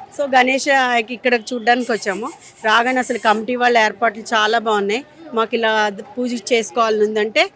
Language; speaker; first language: Telugu; native; Telugu